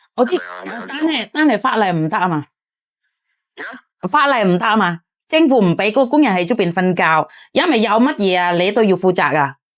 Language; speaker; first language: Cantonese; native; Cantonese